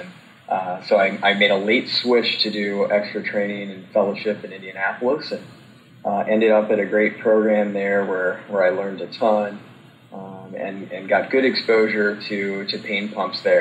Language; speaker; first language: English; native; English